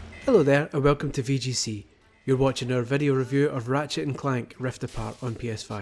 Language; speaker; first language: English; native; English